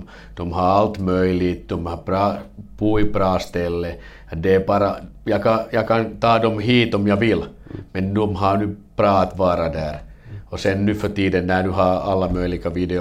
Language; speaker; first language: Swedish; non-native, fluent; Finnish